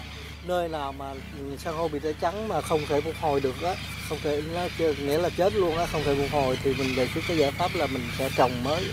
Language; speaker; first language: Vietnamese; native; Vietnamese